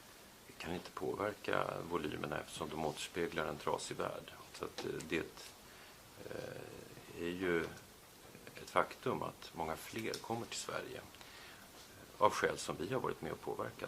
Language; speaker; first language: Swedish; native; Swedish